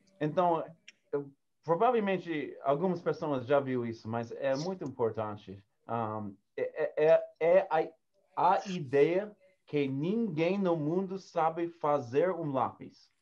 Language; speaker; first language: Portuguese; non-native, learner; English